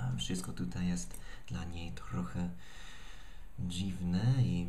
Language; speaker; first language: Polish; non-native, fluent; English